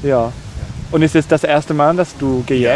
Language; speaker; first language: German; non-native, learner; English